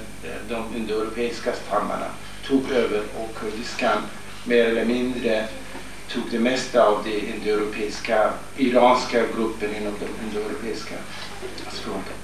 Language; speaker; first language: Swedish; non-native, fluent; Kurdish